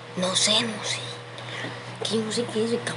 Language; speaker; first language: Spanish; native; Spanish